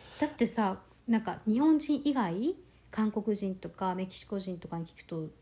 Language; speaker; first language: Japanese; native; Japanese